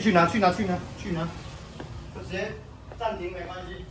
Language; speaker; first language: Chinese; native; Chinese